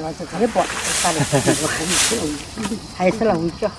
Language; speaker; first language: Chinese; native; Chinese